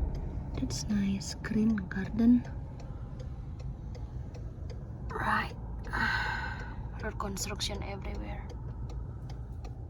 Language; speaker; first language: English; non-native, fluent; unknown